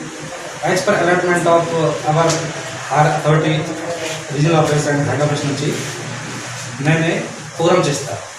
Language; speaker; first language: Telugu; non-native, learner; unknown